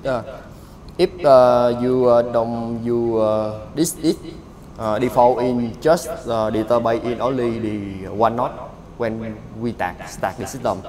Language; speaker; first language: English; non-native, learner; Vietnamese